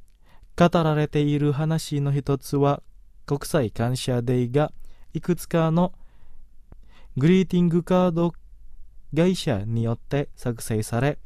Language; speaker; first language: Japanese; non-native, fluent; Indonesian